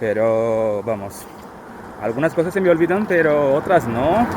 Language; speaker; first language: Spanish; non-native, fluent; Portuguese